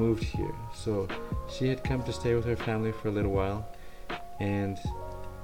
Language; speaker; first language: English; early bilingual, other home language; Spanish